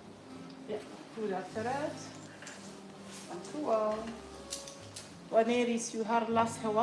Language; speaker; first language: Dutch; non-native, learner; English